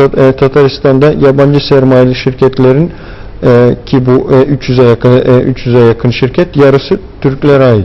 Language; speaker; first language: Turkish; non-native, fluent; Tatar